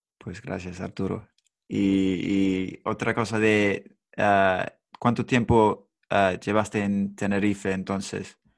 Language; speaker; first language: Spanish; non-native, fluent; English